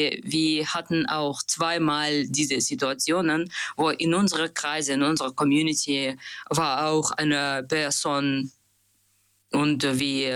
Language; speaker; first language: German; non-native, learner; Russian